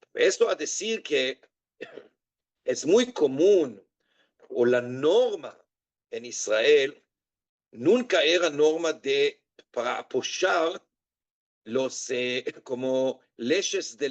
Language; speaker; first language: Spanish; non-native, fluent; Hebrew